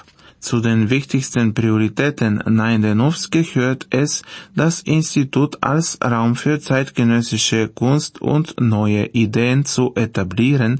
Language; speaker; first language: German; non-native, fluent; Bulgarian